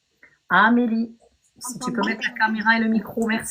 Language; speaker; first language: French; native; French